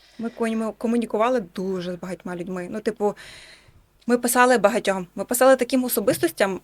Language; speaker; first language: Ukrainian; native; Ukrainian